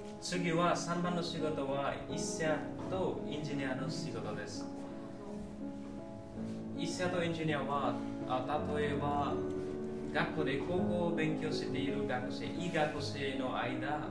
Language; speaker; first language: Japanese; non-native, learner; Nepali